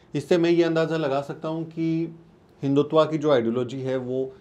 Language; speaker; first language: Hindi; native; Hindi